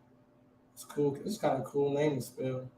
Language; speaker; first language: English; native; English